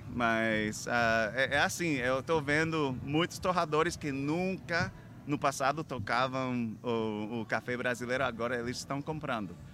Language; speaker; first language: Portuguese; non-native, fluent; English